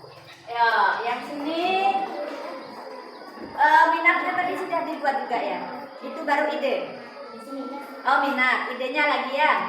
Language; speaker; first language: Indonesian; native; Indonesian